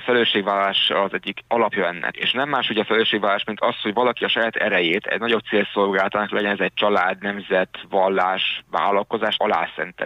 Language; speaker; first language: Hungarian; native; Hungarian